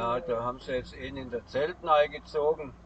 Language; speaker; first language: German; native; German